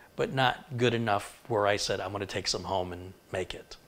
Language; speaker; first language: English; native; English